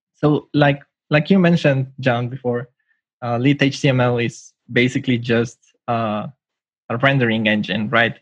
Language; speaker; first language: English; non-native, fluent; Spanish